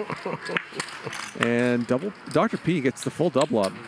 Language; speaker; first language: English; native; English